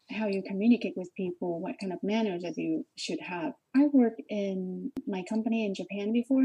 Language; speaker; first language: English; non-native, learner; Vietnamese